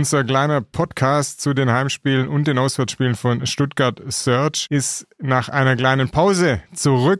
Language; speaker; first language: German; native; German